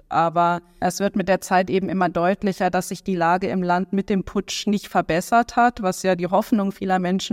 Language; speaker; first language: German; native; German